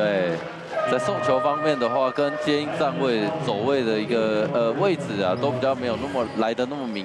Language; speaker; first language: Chinese; native; Chinese